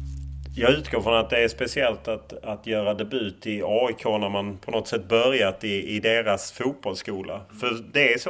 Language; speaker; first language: Swedish; native; Swedish